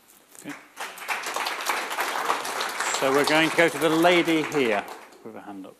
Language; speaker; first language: English; native; English